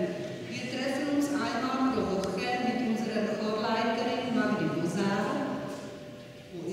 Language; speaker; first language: German; non-native, learner; Czech